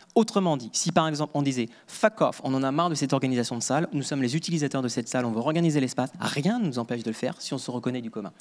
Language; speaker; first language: French; native; French